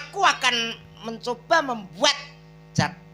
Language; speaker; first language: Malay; non-native, local second language; Javanese